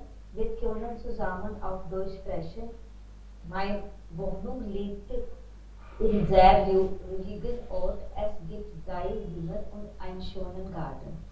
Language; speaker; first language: German; non-native, learner; Hindi